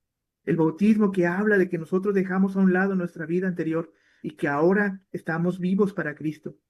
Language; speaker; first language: Spanish; native; Spanish